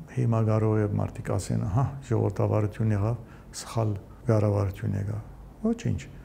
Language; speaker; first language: Armenian; early bilingual, heritage; Armenian